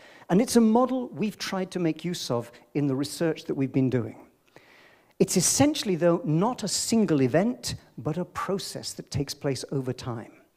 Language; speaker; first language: English; native; English